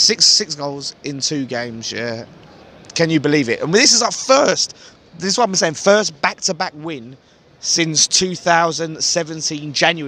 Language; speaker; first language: English; native; English